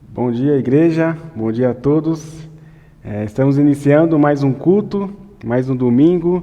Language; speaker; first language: Portuguese; native; Portuguese